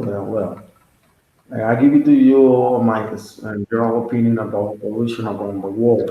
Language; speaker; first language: English; non-native, learner; Spanish